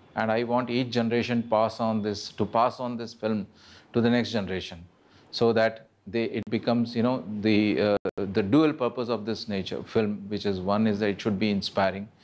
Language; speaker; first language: English; non-native, local second language; Marathi